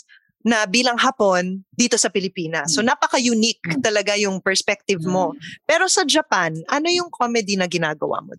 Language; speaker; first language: Filipino; native; Filipino